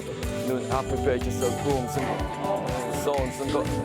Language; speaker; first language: Korean; early bilingual, other home language; English